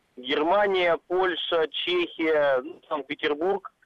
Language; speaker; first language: Russian; native; Russian